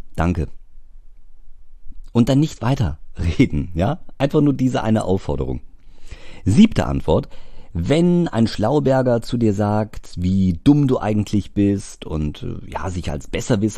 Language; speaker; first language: German; native; German